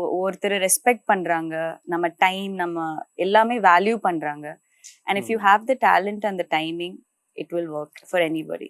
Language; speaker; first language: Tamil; non-native, local second language; Malayalam